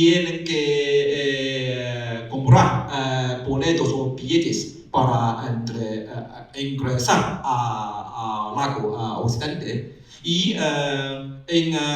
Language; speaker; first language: Spanish; non-native, learner; Chinese